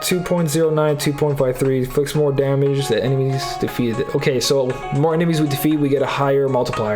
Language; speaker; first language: English; native; English